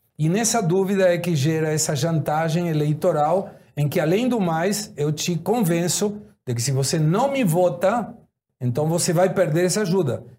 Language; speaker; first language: Portuguese; non-native, fluent; Spanish